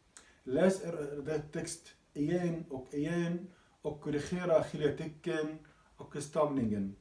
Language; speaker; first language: Swedish; non-native, learner; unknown